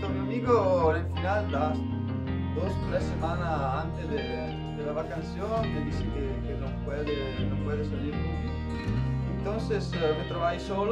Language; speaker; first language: Spanish; non-native, learner; Italian